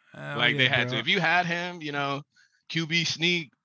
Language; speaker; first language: English; early bilingual, other home language; Spanish